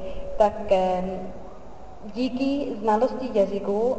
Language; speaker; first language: Czech; non-native, fluent; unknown